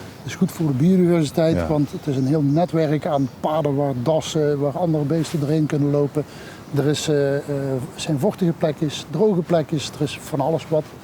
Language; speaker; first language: Dutch; native; Dutch